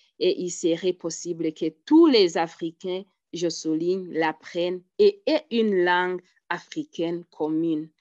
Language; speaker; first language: French; non-native, local second language; Rundi